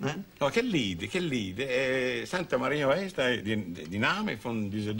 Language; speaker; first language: German; non-native, learner; Italian